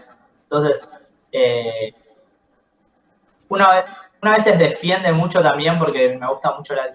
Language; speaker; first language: Spanish; native; Spanish